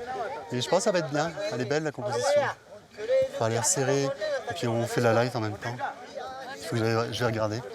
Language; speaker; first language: French; native; French